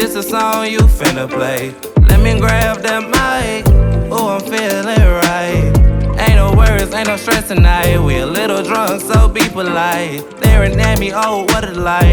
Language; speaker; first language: English; native; English